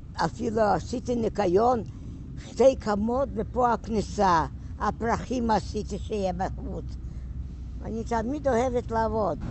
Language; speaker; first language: Hebrew; non-native, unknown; German